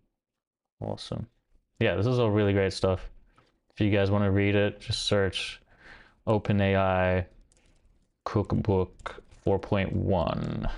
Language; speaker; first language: English; native; English